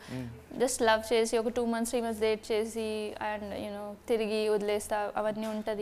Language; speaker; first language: Telugu; non-native, fluent; Hindi